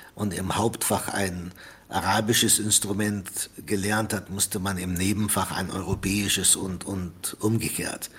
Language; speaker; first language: German; non-native, fluent; Arabic